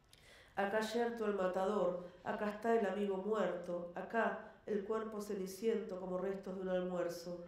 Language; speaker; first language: Spanish; native; Spanish